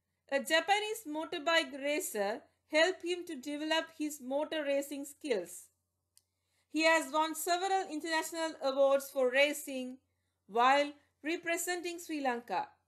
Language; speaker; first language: English; non-native, local second language; Tamil